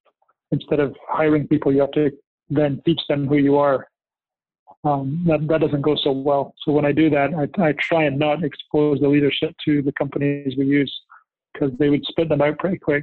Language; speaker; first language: English; native; English